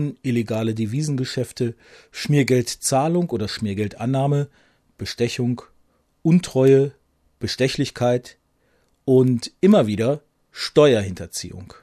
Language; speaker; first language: German; native; German